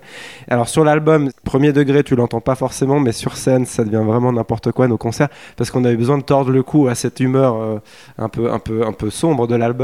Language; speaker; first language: French; native; French